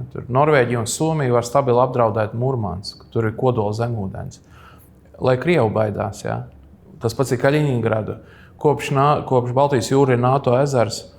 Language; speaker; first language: Latvian; native; Latvian